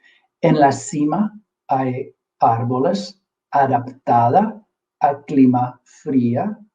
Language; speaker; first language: Spanish; non-native, fluent; English